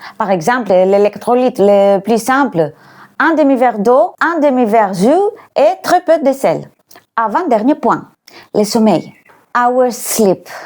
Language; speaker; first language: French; non-native, fluent; Greek